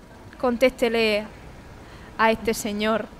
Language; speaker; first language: Spanish; native; Spanish